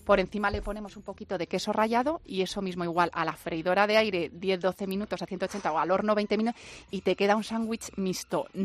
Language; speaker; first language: Spanish; native; Spanish